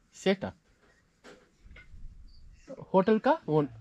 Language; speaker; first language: Hindi; non-native, learner; Tamil